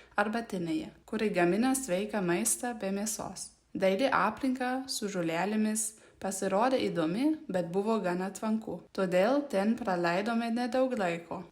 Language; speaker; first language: Lithuanian; non-native, learner; German